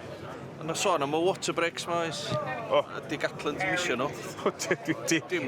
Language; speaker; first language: Welsh; native; Welsh